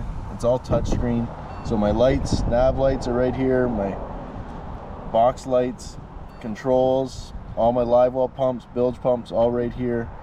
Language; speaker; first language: English; native; English